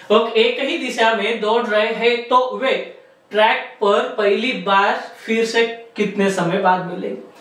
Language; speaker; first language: Hindi; non-native, local second language; Marathi